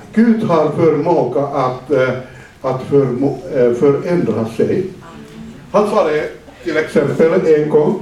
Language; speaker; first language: Swedish; non-native, fluent; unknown